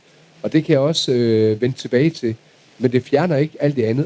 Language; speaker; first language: Danish; native; Danish